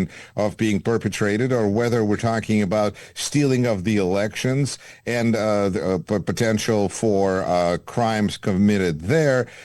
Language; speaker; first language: English; non-native, fluent; Russian